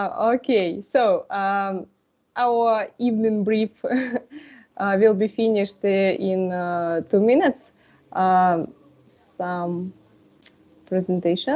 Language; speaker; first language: English; non-native, fluent; Russian